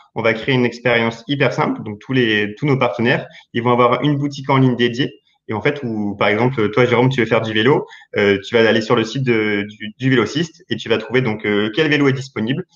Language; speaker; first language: French; native; French